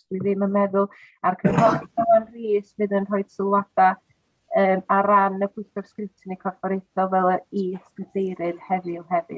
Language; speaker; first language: Welsh; native; Welsh